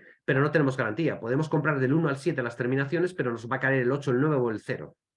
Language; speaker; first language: Spanish; native; Spanish